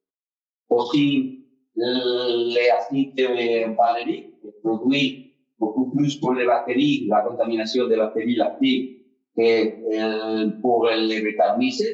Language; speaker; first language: French; non-native, fluent; Spanish